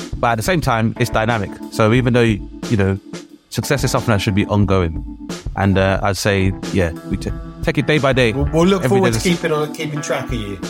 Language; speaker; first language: English; native; English